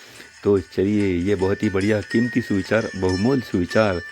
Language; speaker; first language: Hindi; non-native, local second language; Marathi